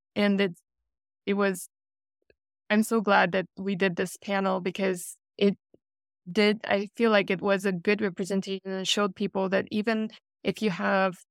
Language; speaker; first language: English; non-native, fluent; Russian